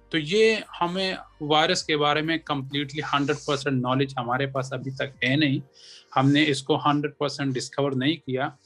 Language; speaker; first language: Urdu; non-native, local second language; Pashto